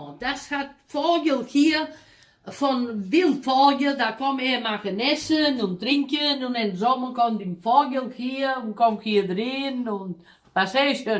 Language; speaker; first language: German; non-native, learner; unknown